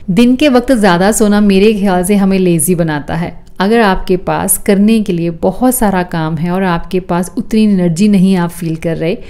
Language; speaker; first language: Hindi; native; Hindi